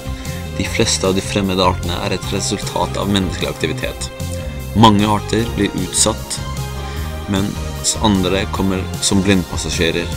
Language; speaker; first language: Norwegian; native; Norwegian